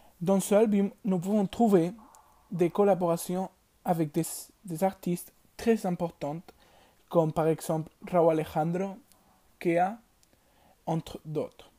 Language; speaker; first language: French; non-native, learner; Spanish